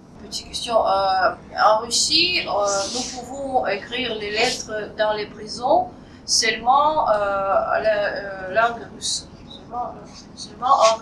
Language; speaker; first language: French; non-native, fluent; Russian